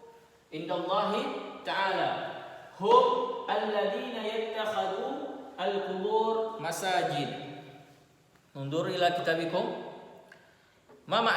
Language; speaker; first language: Arabic; non-native, fluent; Indonesian